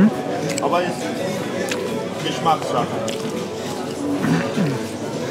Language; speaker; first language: German; non-native, fluent; Turkish